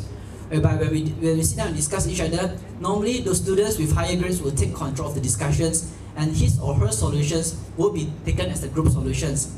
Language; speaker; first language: English; non-native, local second language; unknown